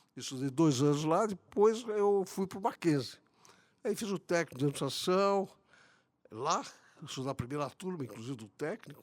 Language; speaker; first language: Portuguese; early bilingual, other home language; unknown